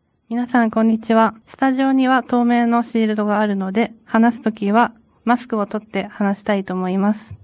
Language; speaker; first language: Japanese; native; Japanese